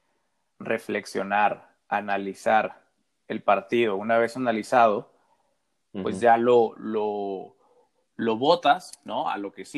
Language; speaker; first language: Spanish; native; Spanish